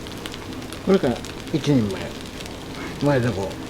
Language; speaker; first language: Japanese; native; Japanese